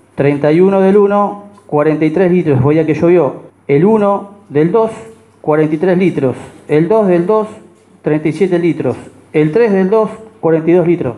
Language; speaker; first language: Spanish; native; Spanish